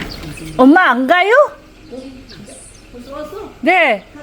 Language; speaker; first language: Korean; non-native, learner; Cebuano